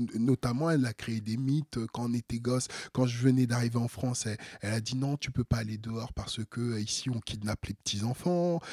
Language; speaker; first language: French; early bilingual, other home language; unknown